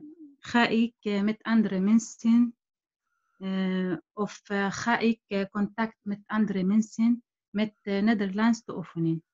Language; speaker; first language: Dutch; non-native, learner; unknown